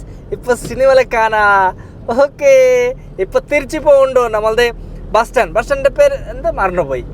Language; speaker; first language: Malayalam; non-native, learner; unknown